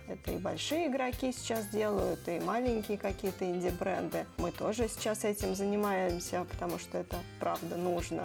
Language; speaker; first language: Russian; native; Russian